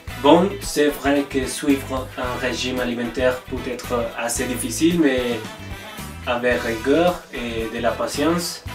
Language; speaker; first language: French; non-native, learner; Spanish